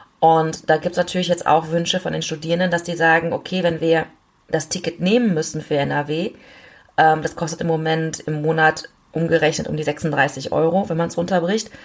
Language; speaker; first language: German; early bilingual, other home language; Korean